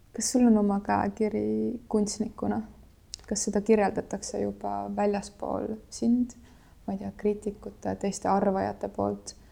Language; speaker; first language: Estonian; native; Estonian